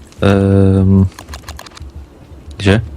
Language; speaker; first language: Polish; native; Polish